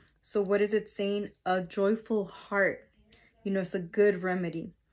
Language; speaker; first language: English; early bilingual, other home language; Spanish